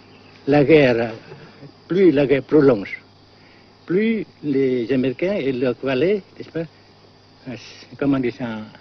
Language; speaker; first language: French; non-native, local second language; Vietnamese